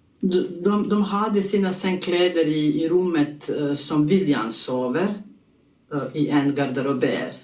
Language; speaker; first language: Swedish; non-native, learner; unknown